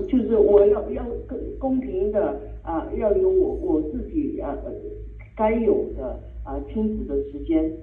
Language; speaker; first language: Chinese; native; Chinese